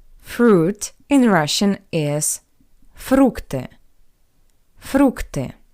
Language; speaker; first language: English; non-native, fluent; Russian